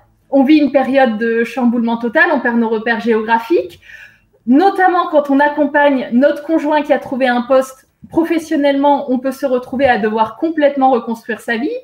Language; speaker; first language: French; native; French